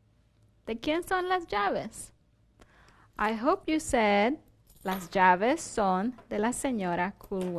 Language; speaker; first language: Spanish; non-native, fluent; English